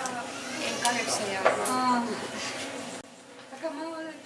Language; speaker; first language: Estonian; non-native, learner; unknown